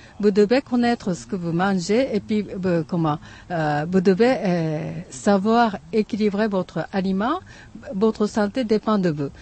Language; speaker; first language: French; non-native, fluent; Japanese